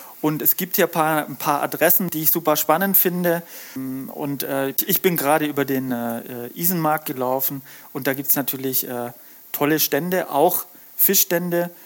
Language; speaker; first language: German; native; German